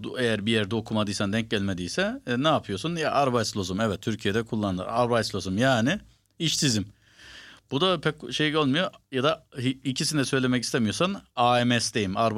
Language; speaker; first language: Turkish; early bilingual, heritage; Turkish